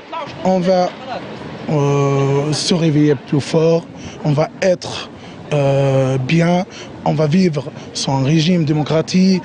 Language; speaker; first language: French; non-native, fluent; Arabic